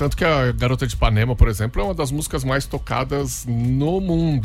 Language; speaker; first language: Portuguese; native; Portuguese